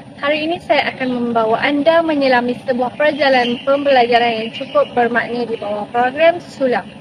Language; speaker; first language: Malay; native; Malay